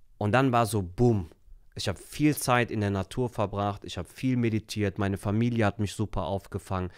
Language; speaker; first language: German; early bilingual, other home language; Turkish